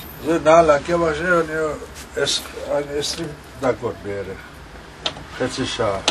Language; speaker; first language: Hebrew; non-native, learner; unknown